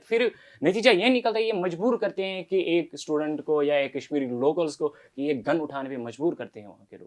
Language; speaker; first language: Urdu; non-native, local second language; Kashmiri